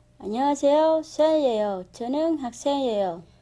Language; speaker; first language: Korean; non-native, learner; Vietnamese